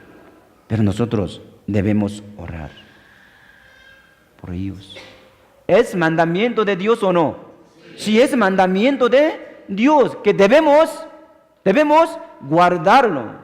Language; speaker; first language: Spanish; non-native, fluent; Korean